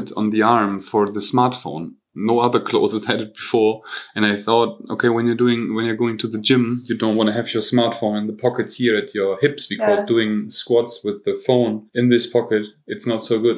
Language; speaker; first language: English; non-native, fluent; German